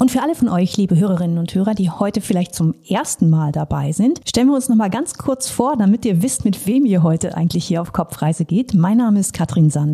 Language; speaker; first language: German; native; German